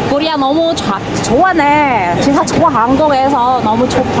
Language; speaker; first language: Korean; non-native, learner; Filipino